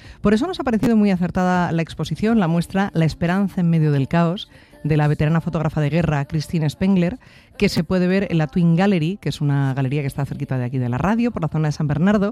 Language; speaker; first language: Spanish; native; Spanish